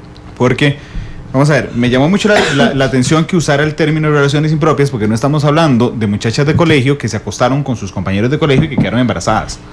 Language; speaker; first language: Spanish; native; Spanish